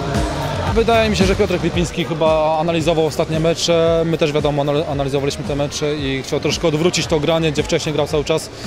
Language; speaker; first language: Polish; native; Polish